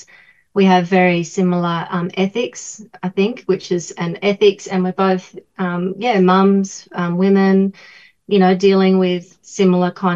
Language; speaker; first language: English; native; English